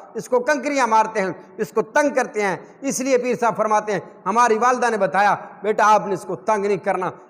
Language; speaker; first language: Urdu; non-native, local second language; Punjabi